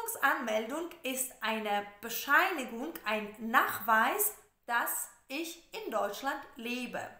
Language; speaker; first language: German; non-native, fluent; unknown